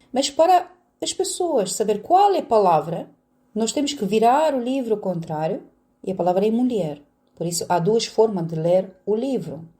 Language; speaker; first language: Portuguese; non-native, fluent; Romanian